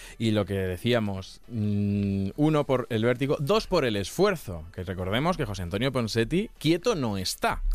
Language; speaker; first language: Spanish; native; Spanish